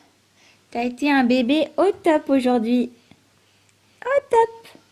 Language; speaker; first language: French; native; French